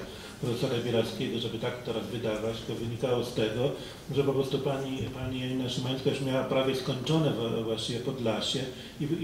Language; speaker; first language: Polish; native; Polish